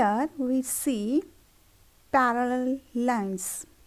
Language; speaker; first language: English; non-native, local second language; Marathi